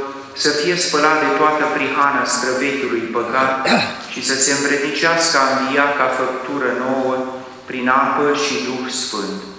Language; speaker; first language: Romanian; native; Romanian